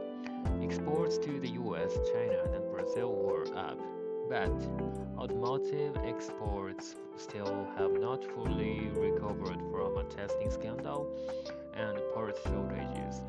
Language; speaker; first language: English; non-native, learner; Japanese